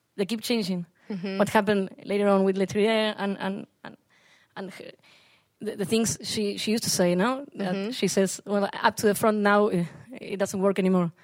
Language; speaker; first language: English; non-native, learner; Spanish